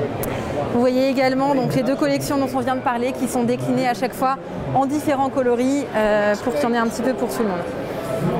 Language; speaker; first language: French; native; French